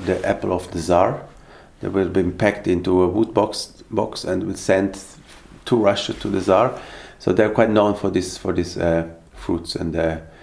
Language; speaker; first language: English; non-native, fluent; Swiss German